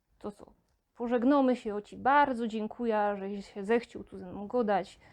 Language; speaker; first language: Polish; native; Polish